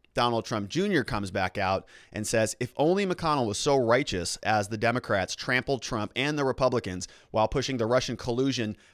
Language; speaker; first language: English; native; English